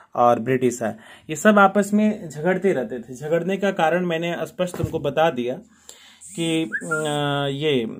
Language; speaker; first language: Hindi; native; Hindi